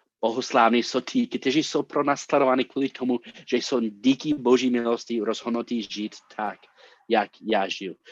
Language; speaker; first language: Czech; non-native, fluent; English